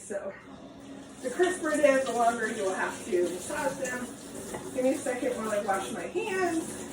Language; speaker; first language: English; native; English